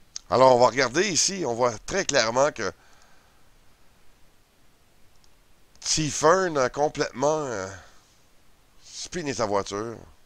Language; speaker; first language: French; native; French